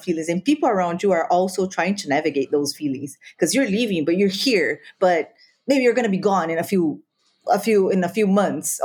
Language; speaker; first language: English; non-native, fluent; Spanish